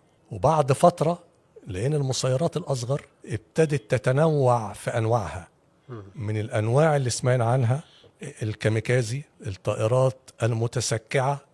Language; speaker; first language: Arabic; native; Arabic